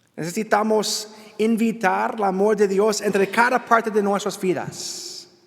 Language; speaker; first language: Spanish; non-native, learner; English